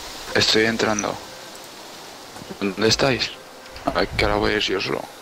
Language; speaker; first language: Spanish; native; Spanish